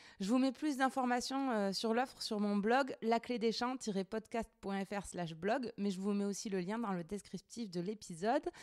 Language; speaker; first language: French; native; French